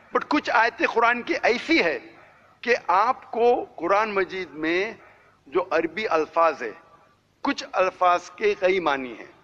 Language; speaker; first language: Hindi; non-native, local second language; Konkani